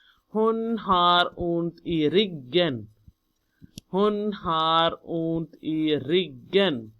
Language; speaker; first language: Swedish; non-native, learner; Urdu